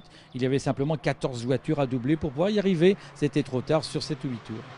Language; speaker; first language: French; native; French